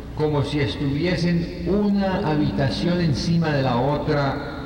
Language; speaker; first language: Spanish; native; Spanish